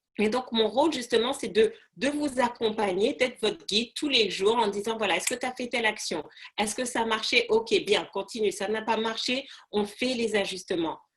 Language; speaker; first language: French; non-native, local second language; Arabic